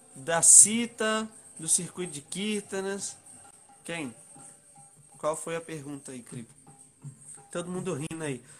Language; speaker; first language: Portuguese; native; Portuguese